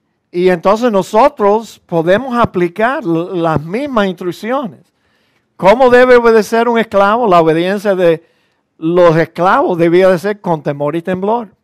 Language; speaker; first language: Spanish; native; Spanish